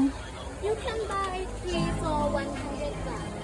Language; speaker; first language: English; non-native, learner; Thai